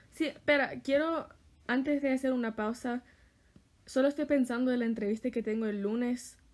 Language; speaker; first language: Spanish; early bilingual, heritage; Spanish